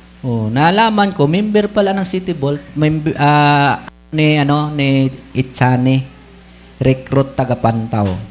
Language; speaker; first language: Filipino; non-native, local second language; Bikol